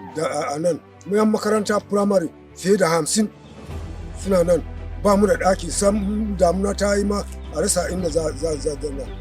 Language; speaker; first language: Hausa; non-native, local second language; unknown